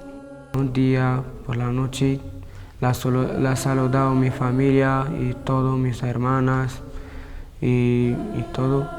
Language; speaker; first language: Spanish; non-native, learner; Arabic